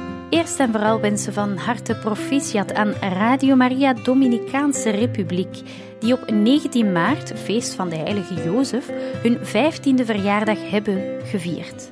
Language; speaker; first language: Dutch; native; Dutch